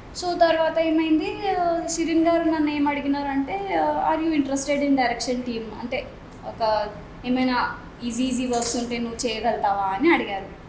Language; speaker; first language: Telugu; non-native, local second language; Marathi